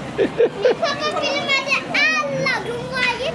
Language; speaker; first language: Swedish; early bilingual, other home language; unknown